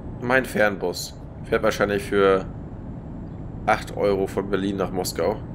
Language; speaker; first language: German; native; German